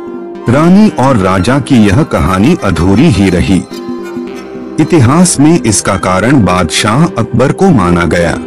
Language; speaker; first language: Hindi; native; Hindi